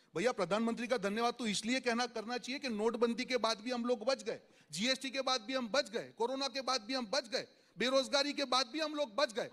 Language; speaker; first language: Hindi; non-native, local second language; Gujarati